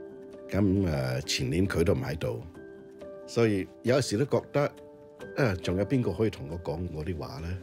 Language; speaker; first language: Cantonese; early bilingual, heritage; Cantonese